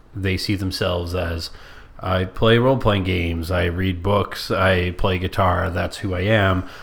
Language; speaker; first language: English; non-native, local second language; French